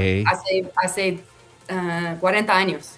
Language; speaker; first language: Spanish; non-native, fluent; English